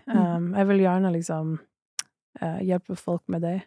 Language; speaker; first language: Norwegian; non-native, fluent; English